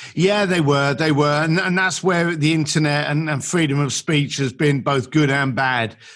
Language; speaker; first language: English; native; English